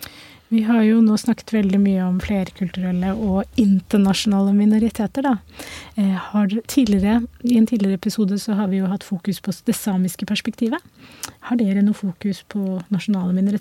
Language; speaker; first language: Norwegian; native; Norwegian